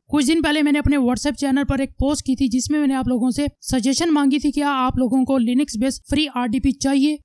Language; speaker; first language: Urdu; native; Urdu